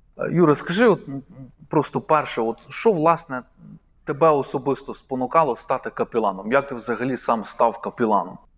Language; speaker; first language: Ukrainian; native; Ukrainian